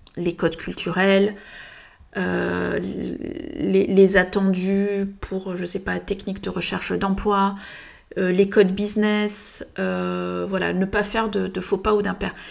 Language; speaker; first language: French; early bilingual, heritage; French